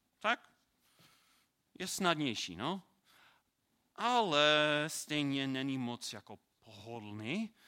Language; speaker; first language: Czech; non-native, learner; English